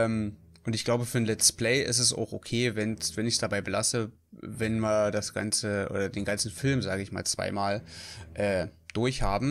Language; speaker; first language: German; native; German